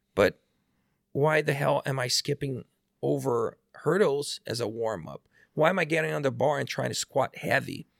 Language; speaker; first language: English; non-native, fluent; Portuguese